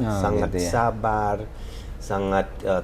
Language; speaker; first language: Indonesian; non-native, fluent; English